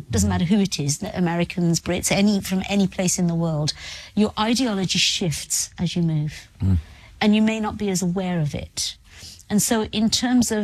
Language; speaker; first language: English; native; English